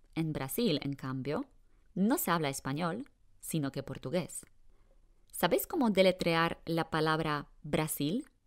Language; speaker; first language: Spanish; non-native, fluent; Polish